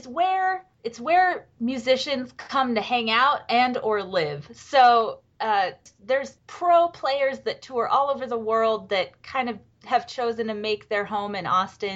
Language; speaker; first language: English; native; English